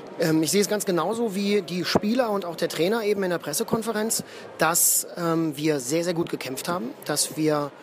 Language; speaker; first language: German; native; German